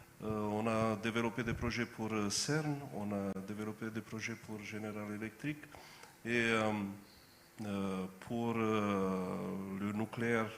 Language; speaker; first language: French; non-native, fluent; Romanian